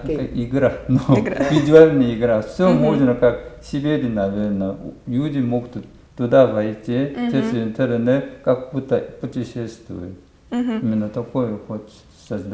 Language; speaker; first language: Russian; non-native, learner; Korean